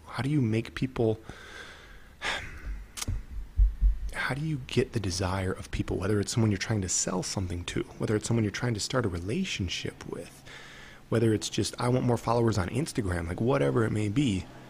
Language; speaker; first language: English; native; English